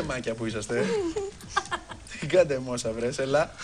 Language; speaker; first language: Greek; native; Greek